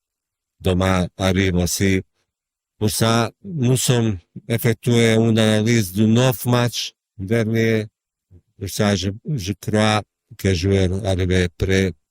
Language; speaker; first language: French; non-native, learner; Bosnian